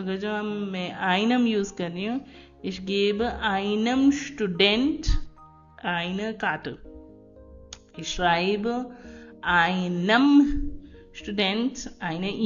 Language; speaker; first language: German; non-native, fluent; Hindi